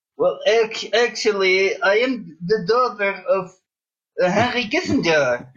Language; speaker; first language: English; non-native, fluent; Dutch